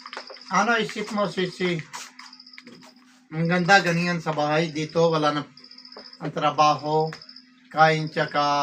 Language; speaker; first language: Filipino; non-native, learner; Punjabi